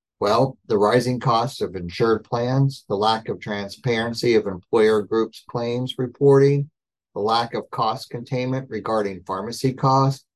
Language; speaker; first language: English; native; English